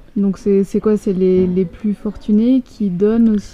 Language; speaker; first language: French; native; French